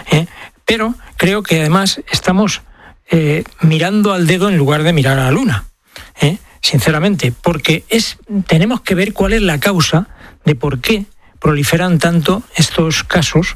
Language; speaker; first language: Spanish; native; Spanish